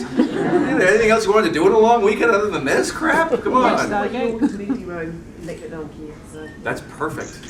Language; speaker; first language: English; native; English